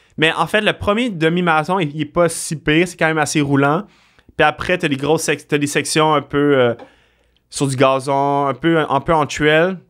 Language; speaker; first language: French; native; French